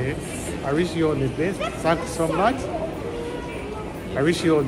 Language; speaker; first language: English; non-native, learner; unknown